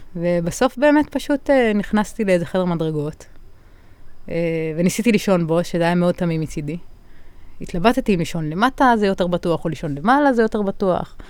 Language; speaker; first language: Hebrew; native; Hebrew